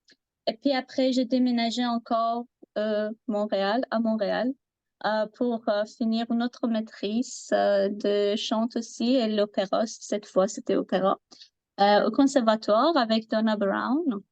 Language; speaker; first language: French; non-native, learner; Persian